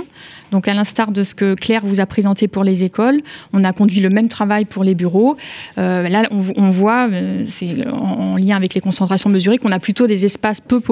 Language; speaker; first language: French; native; French